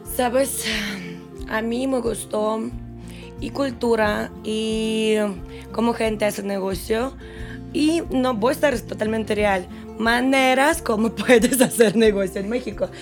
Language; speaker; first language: Spanish; non-native, fluent; Russian